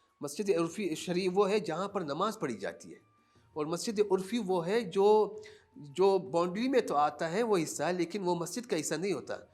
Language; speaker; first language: Urdu; non-native, local second language; Pashto